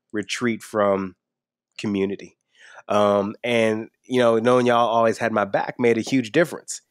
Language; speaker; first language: English; native; English